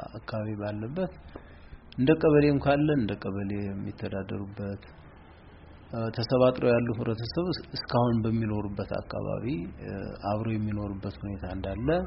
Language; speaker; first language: Amharic; native; Amharic